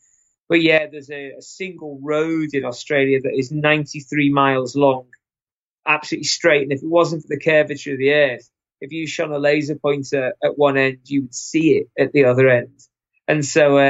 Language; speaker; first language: English; native; English